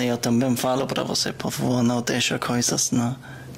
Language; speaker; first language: Portuguese; non-native, learner; German